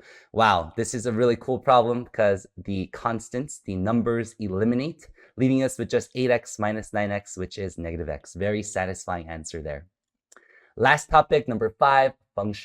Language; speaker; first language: English; native; English